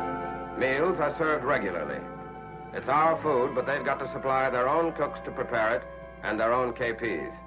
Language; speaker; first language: English; native; English